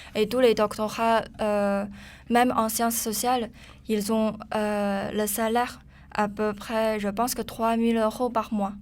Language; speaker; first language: French; non-native, fluent; Chinese